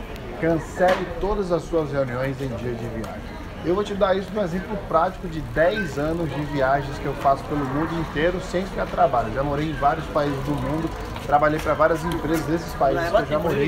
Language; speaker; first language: Portuguese; native; Portuguese